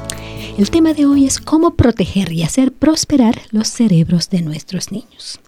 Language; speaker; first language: Spanish; native; Spanish